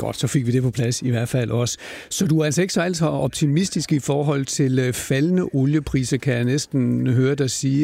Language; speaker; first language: Danish; native; Danish